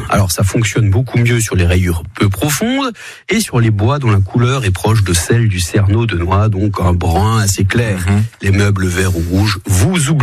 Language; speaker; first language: French; native; French